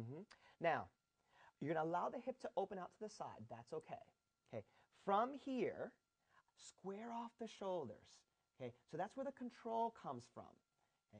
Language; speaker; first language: English; native; English